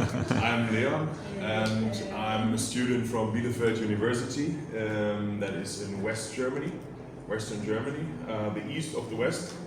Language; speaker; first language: English; non-native, fluent; German